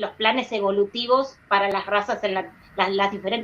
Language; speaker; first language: Spanish; native; Spanish